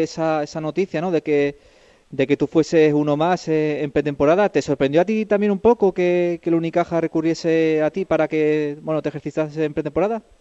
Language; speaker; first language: Spanish; native; Spanish